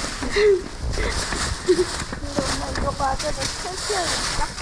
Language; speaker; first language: Korean; early bilingual, other home language; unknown